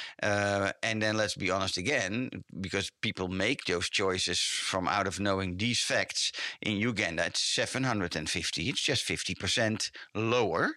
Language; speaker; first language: English; non-native, fluent; Dutch